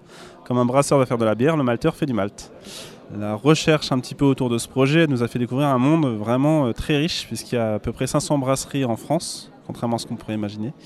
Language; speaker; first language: French; native; French